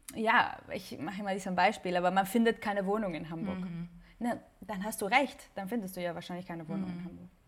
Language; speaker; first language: German; non-native, fluent; Spanish